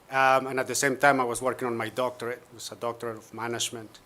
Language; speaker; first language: English; non-native, fluent; Spanish